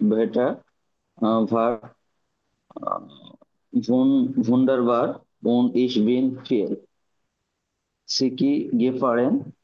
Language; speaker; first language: German; non-native, learner; Bangla